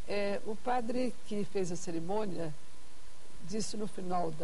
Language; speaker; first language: Portuguese; native; Portuguese